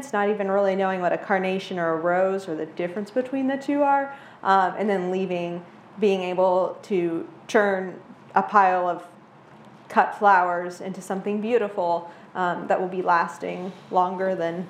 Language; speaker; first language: English; native; English